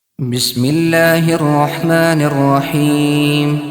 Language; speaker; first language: Arabic; native; Arabic